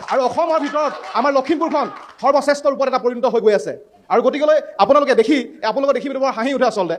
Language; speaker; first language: Assamese; non-native, local second language; Mising